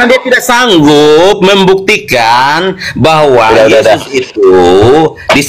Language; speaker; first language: Indonesian; native; Indonesian